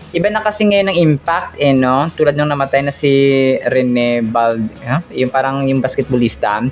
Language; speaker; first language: Filipino; non-native, local second language; Hiligaynon